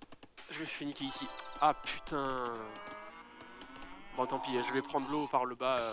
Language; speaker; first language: French; native; French